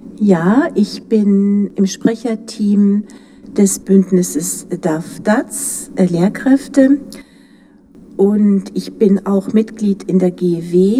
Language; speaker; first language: German; native; German